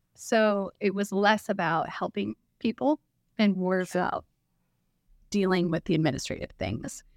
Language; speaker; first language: English; native; English